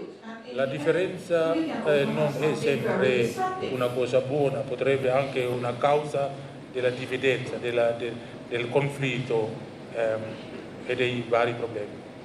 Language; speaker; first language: Italian; non-native, learner; Indonesian